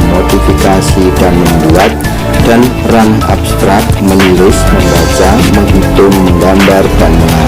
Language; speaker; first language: Indonesian; native; Indonesian